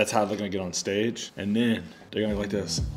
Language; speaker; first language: English; native; English